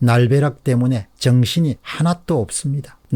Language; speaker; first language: Korean; native; Korean